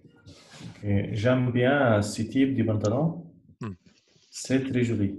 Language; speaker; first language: French; non-native, learner; Arabic